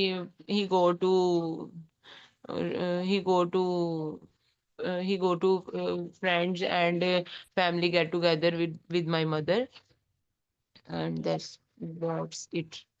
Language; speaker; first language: English; non-native, learner; Urdu